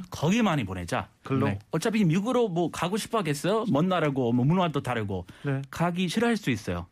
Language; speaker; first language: Korean; non-native, fluent; English